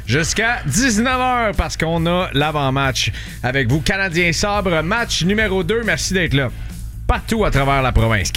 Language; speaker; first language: French; native; French